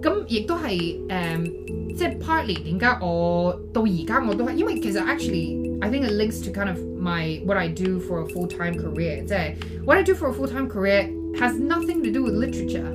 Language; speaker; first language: English; non-native, local second language; Cantonese